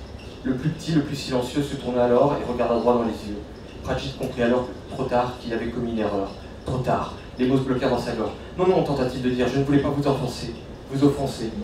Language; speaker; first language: French; native; French